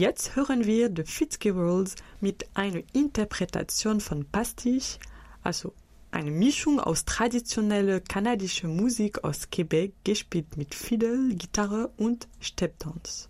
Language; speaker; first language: German; native; German